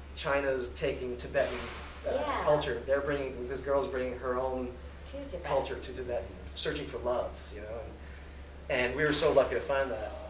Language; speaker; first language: English; native; English